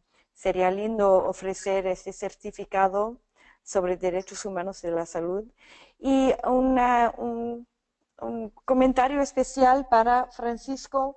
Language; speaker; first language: Spanish; non-native, fluent; English